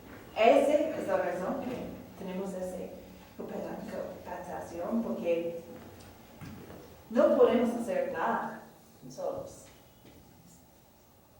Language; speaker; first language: Spanish; non-native, fluent; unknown